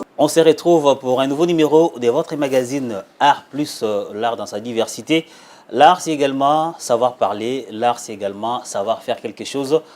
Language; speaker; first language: French; non-native, local second language; Lingala